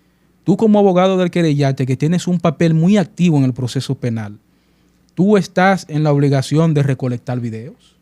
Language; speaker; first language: Spanish; native; Spanish